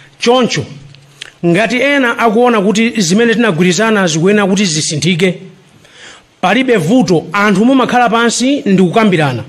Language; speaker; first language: Nyanja; native; Nyanja